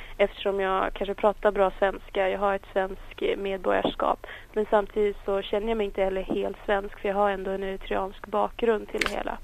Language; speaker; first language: Swedish; early bilingual, other home language; Tigrinya